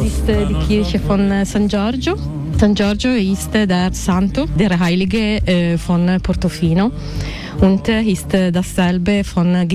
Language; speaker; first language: German; non-native, fluent; Italian